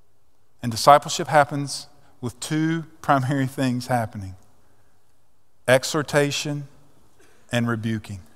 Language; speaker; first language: English; native; English